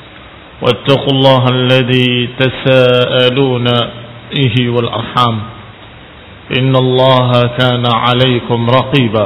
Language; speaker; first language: Arabic; non-native, fluent; Indonesian